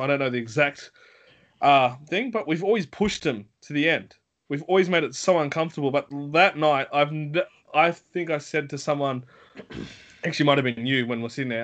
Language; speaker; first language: English; native; English